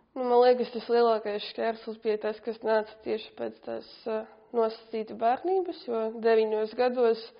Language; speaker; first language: Latvian; native; Latvian